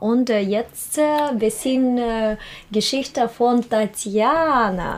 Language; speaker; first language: German; non-native, learner; Russian